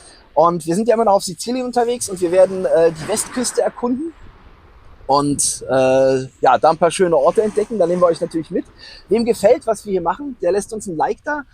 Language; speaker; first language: German; native; German